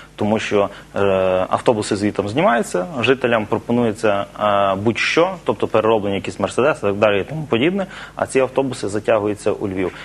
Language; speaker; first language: Ukrainian; native; Ukrainian